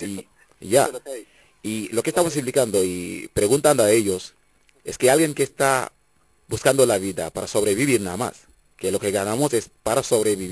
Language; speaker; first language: Spanish; non-native, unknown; Wolof